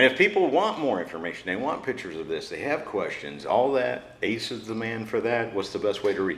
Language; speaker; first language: English; native; English